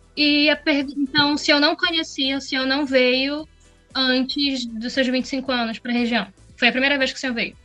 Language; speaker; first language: Portuguese; native; Portuguese